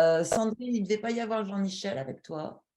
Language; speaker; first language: French; native; French